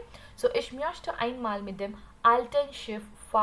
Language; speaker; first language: German; non-native, learner; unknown